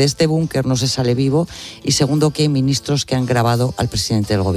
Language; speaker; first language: Spanish; native; Spanish